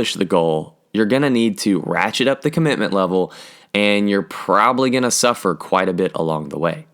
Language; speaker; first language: English; native; English